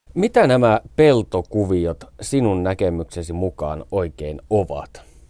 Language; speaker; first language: Finnish; native; Finnish